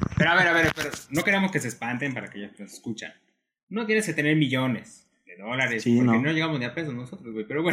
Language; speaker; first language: Spanish; native; Spanish